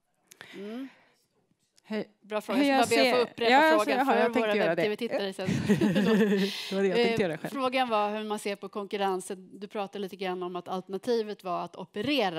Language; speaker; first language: Swedish; native; Swedish